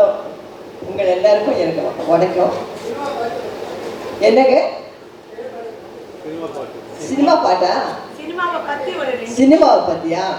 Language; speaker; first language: Tamil; non-native, local second language; Telugu